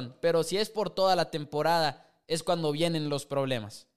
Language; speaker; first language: Spanish; native; Spanish